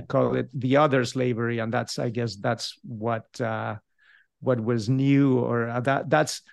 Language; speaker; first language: English; non-native, fluent; Spanish